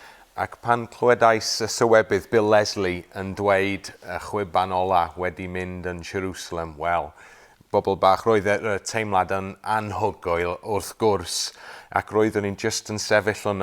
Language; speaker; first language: Welsh; non-native, local second language; English